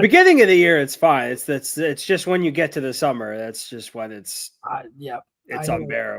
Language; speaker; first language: English; native; English